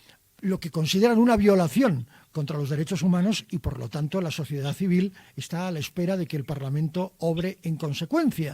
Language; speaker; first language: Spanish; native; Spanish